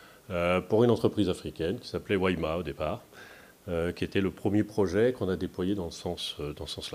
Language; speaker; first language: French; native; French